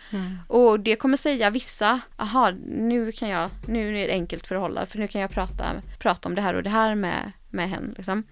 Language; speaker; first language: Swedish; native; Swedish